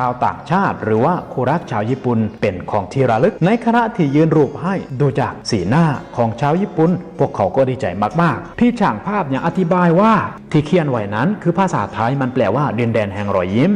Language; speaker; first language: Thai; native; Thai